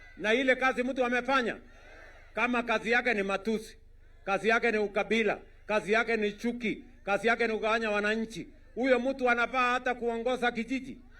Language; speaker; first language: Swahili; non-native, local second language; Kalenjin